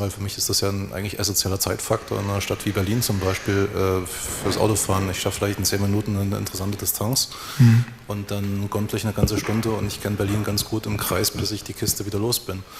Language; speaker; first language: German; native; German